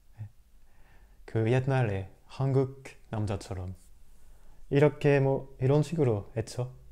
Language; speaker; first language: Korean; non-native, fluent; French